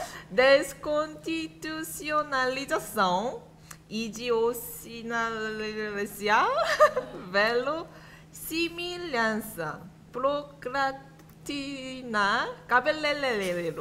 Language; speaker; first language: Portuguese; non-native, learner; Korean